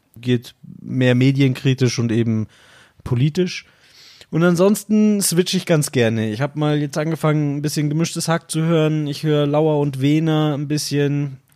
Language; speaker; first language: German; native; German